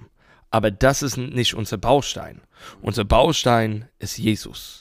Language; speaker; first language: German; non-native, fluent; English